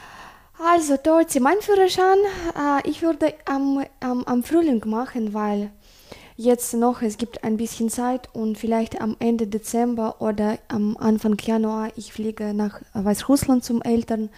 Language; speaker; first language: German; non-native, learner; Russian